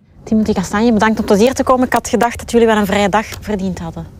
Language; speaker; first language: Dutch; native; Dutch